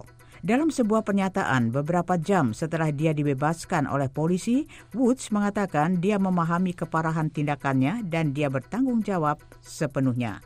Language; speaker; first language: Indonesian; native; Indonesian